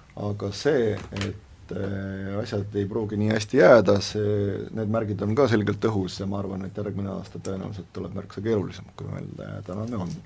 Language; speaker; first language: Estonian; native; Estonian